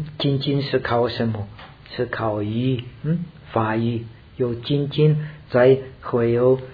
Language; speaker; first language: Chinese; non-native, fluent; Czech